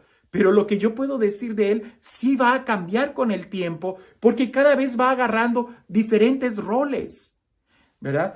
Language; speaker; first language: Spanish; native; Spanish